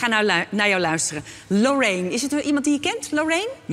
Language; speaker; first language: Dutch; native; Dutch